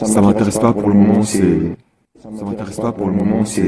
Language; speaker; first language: French; non-native, fluent; Korean